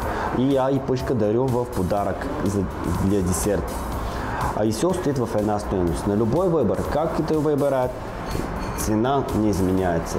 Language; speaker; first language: Russian; non-native, learner; Bulgarian